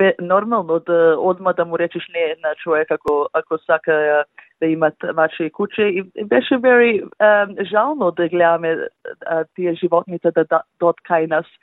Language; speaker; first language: Macedonian; early bilingual, heritage; Macedonian